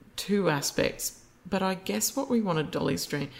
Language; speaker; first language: English; native; English